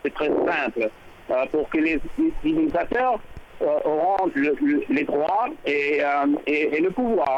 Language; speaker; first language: French; non-native, learner; English